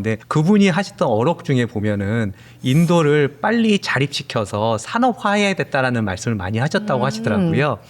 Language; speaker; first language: Korean; native; Korean